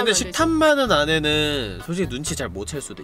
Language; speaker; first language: Korean; native; Korean